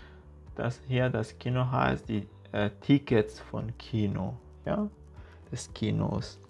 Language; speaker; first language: German; non-native, fluent; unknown